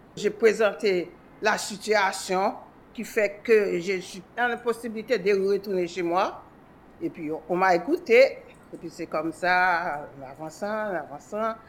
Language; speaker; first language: French; non-native, local second language; Haitian Creole